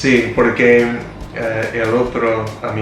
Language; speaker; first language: Spanish; non-native, fluent; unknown